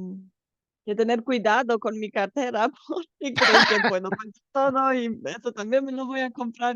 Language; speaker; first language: Spanish; non-native, fluent; Romanian